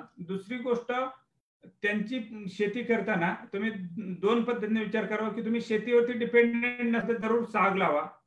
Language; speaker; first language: Marathi; native; Marathi